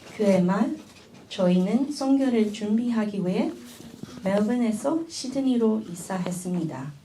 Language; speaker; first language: Korean; early bilingual, other home language; Chinese